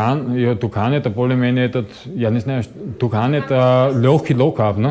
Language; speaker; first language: Russian; non-native, learner; German